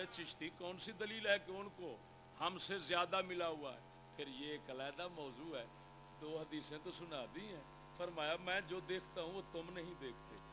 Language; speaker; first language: Urdu; non-native, local second language; Punjabi